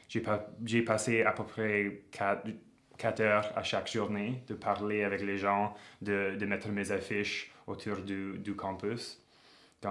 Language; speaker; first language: French; non-native, local second language; English